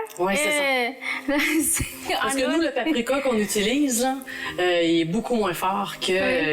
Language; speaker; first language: French; native; French